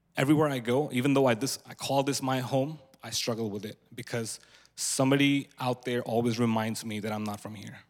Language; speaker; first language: English; non-native, local second language; Punjabi